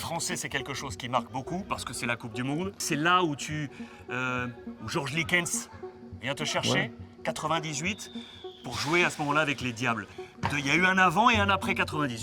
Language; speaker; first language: French; native; French